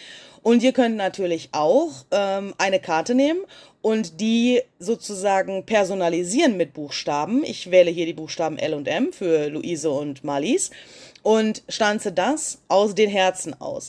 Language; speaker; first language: German; native; German